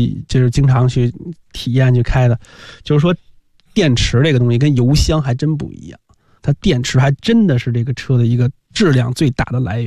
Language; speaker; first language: Chinese; native; Chinese